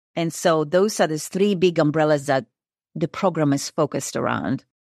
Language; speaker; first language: English; non-native, fluent; Russian